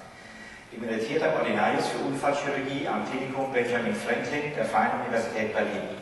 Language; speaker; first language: German; native; German